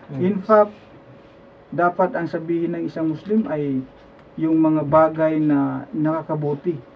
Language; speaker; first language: Filipino; non-native, local second language; Cebuano